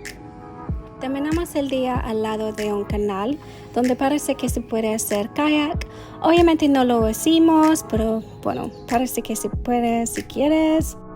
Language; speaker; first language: Spanish; non-native, learner; English